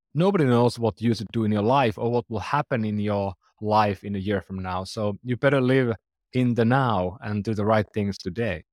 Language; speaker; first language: English; non-native, fluent; Finnish